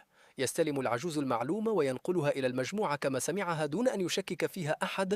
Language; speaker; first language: Arabic; native; Arabic